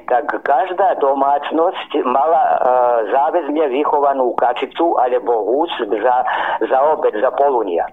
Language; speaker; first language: Slovak; native; Slovak